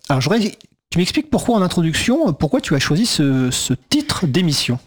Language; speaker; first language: French; native; French